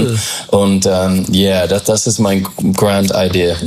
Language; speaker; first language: German; non-native, learner; English